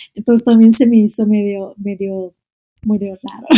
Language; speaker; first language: Spanish; non-native, fluent; Arabic